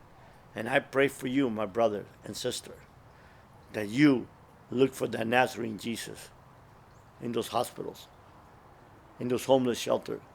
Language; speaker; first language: English; early bilingual, other home language; Spanish